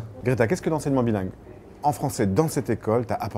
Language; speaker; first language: French; native; French